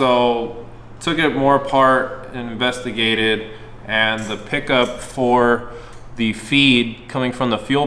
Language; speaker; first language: English; native; English